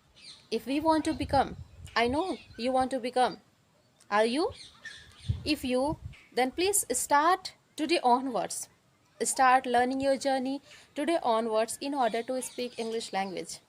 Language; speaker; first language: English; non-native, learner; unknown